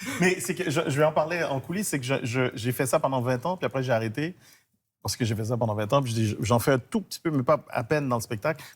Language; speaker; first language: French; early bilingual, other home language; Haitian Creole